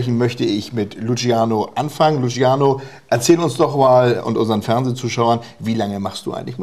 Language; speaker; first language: German; native; German